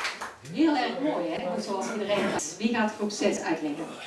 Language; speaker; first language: Dutch; native; Dutch